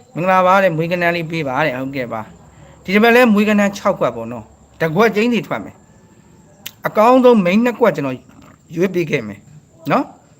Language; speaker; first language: Burmese; native; Burmese